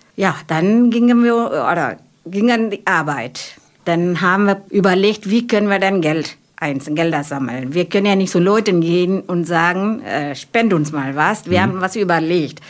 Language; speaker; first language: German; non-native, fluent; Malayalam